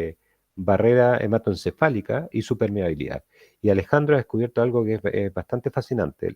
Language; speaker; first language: Spanish; native; Spanish